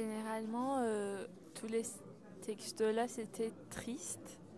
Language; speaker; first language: French; non-native, learner; Persian